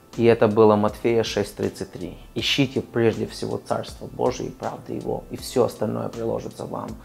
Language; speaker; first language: Russian; early bilingual, other home language; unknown